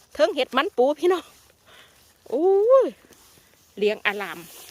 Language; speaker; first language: Thai; native; Thai